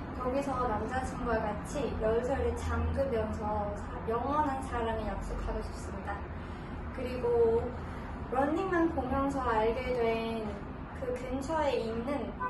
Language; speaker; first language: Korean; non-native, learner; Burmese